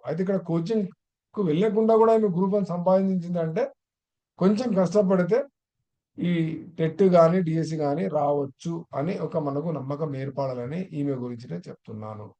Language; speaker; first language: Telugu; non-native, local second language; Urdu